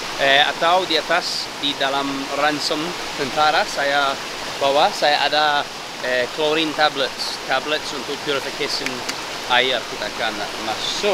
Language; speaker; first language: Indonesian; non-native, fluent; English